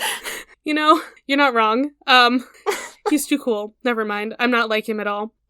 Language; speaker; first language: English; native; English